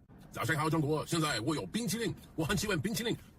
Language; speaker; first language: Chinese; non-native, learner; English